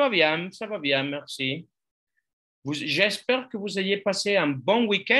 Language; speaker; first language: French; non-native, fluent; Spanish